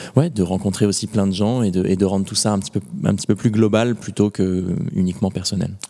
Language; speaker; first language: French; native; French